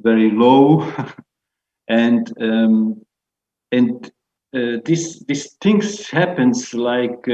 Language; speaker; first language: English; non-native, fluent; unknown